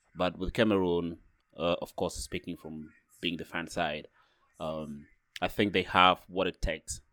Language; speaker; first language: English; non-native, fluent; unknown